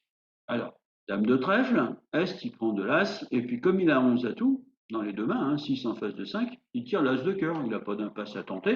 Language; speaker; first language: French; native; French